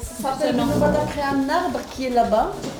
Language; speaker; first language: French; non-native, fluent; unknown